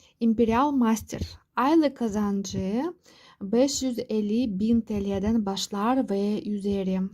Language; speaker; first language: Turkish; non-native, fluent; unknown